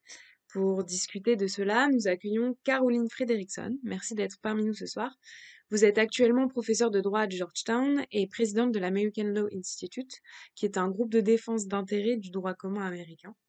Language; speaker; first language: French; native; French